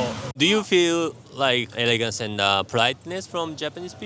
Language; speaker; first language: English; non-native, fluent; Japanese